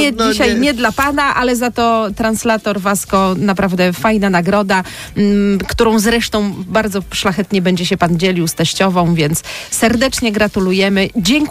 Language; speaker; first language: Polish; native; Polish